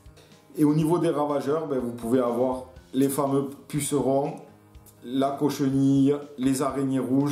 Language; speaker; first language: French; native; French